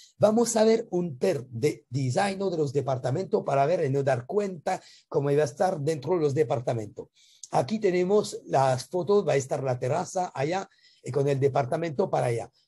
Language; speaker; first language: Spanish; non-native, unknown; French